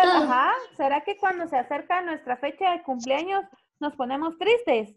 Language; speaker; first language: Spanish; native; Spanish